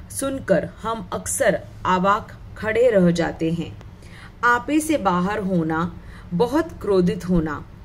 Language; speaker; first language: Hindi; non-native, local second language; Marathi